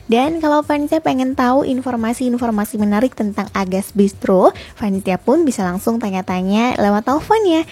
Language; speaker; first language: Indonesian; native; Indonesian